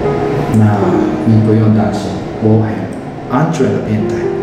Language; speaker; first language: Chinese; non-native, fluent; Japanese